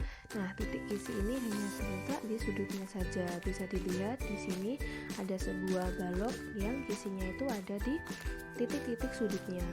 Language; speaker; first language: Indonesian; native; Indonesian